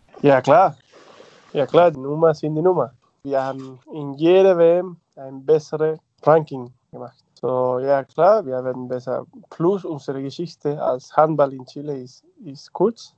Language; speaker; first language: German; non-native, fluent; Spanish